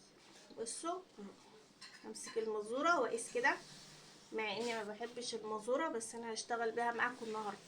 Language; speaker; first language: Arabic; native; Arabic